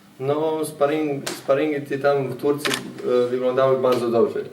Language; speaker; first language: Polish; non-native, fluent; Bosnian